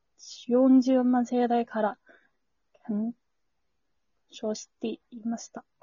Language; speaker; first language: Japanese; non-native, learner; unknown